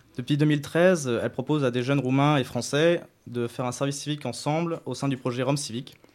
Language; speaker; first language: French; native; French